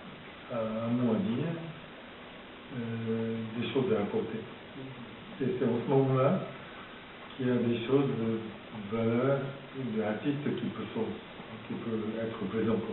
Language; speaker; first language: French; non-native, fluent; Japanese